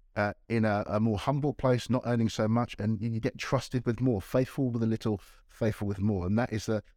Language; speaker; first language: English; native; English